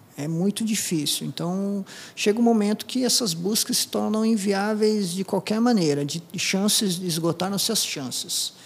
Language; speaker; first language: Portuguese; non-native, local second language; Japanese